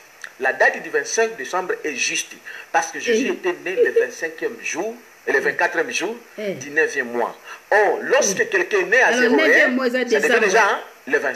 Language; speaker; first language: French; non-native, local second language; Lingala